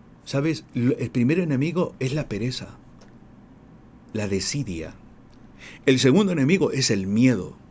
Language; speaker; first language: Spanish; native; Spanish